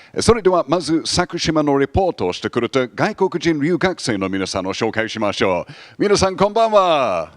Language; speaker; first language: Japanese; non-native, fluent; English